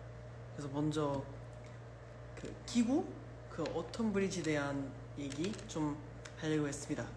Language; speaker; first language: Korean; early bilingual, heritage; English